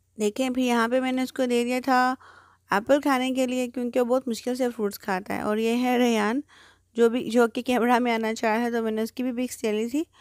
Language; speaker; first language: Urdu; native; Urdu